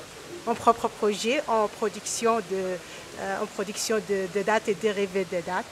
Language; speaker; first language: French; non-native, local second language; Arabic